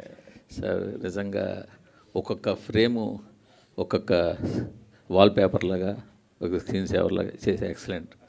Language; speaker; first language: Telugu; native; Telugu